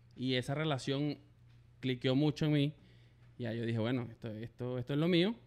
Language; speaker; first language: Spanish; native; Spanish